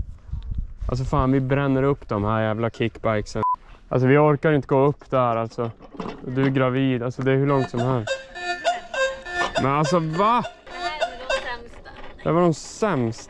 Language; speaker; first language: Swedish; native; Swedish